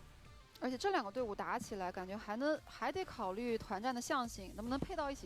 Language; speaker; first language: Chinese; native; Chinese